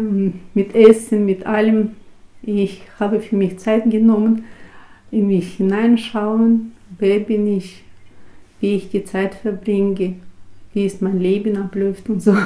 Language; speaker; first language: German; non-native, fluent; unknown